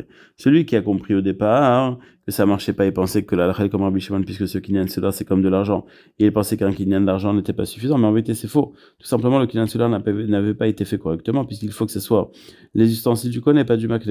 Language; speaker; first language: French; native; French